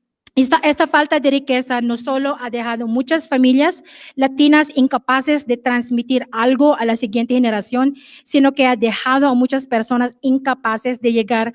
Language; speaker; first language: Spanish; non-native, fluent; English